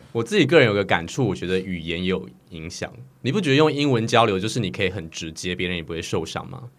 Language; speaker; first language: Chinese; native; Chinese